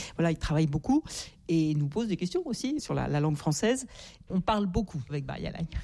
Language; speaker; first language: French; native; French